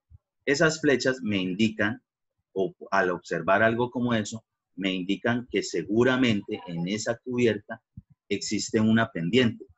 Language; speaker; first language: Spanish; native; Spanish